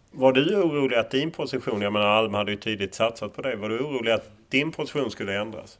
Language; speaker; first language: Swedish; native; Swedish